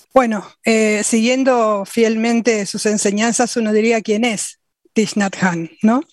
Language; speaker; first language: Spanish; native; Spanish